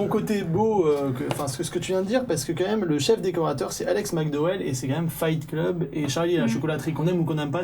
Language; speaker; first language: French; native; French